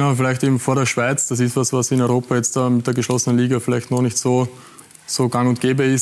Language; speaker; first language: German; native; German